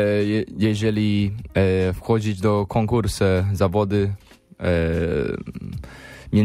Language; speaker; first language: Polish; non-native, learner; English